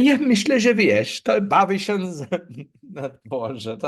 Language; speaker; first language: Polish; non-native, learner; English